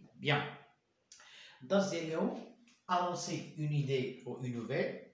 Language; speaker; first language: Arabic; native; Arabic